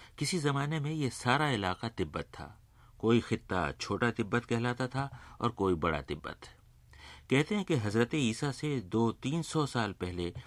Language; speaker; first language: Urdu; native; Urdu